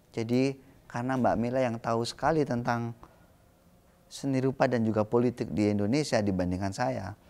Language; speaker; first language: Indonesian; native; Indonesian